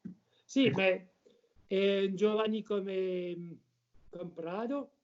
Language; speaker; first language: Italian; non-native, learner; French